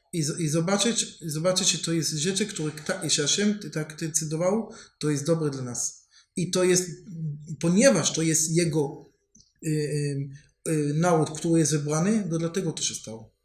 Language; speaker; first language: Polish; non-native, learner; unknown